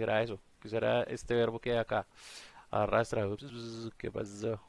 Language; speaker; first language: Spanish; native; Spanish